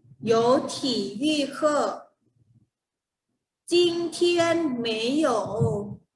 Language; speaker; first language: Chinese; non-native, fluent; Thai